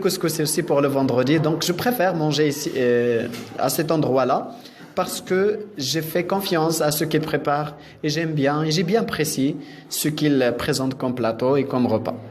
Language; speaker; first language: French; non-native, local second language; Arabic